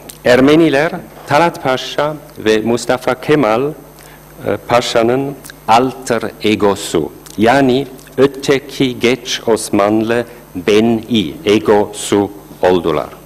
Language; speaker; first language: Turkish; non-native, fluent; German